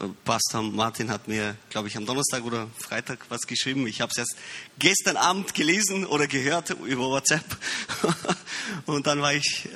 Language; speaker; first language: German; early bilingual, heritage; Romanian